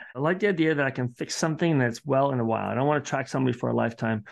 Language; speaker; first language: English; early bilingual, other home language; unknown